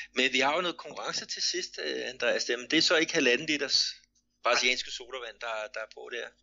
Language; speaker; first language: Danish; native; Danish